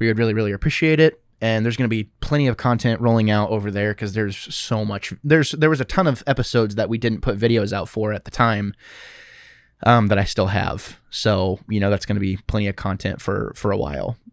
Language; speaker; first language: English; native; English